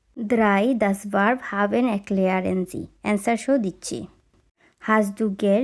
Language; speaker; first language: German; non-native, fluent; Bangla